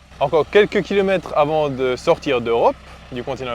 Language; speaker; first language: French; native; French